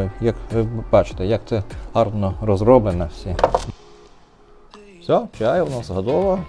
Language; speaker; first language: Ukrainian; non-native, learner; Chinese